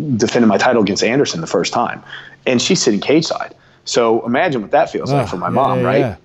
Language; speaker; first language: English; native; English